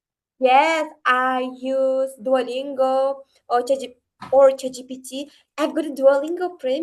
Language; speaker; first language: English; non-native, learner; Uzbek